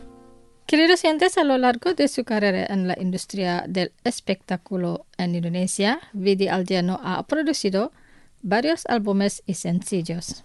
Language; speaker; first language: Spanish; non-native, fluent; Indonesian